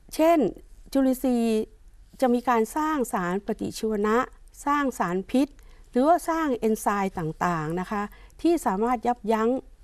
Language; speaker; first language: Thai; native; Thai